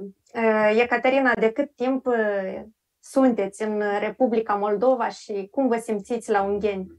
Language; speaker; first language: Romanian; native; Romanian